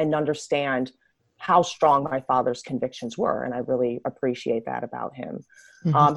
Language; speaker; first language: English; native; English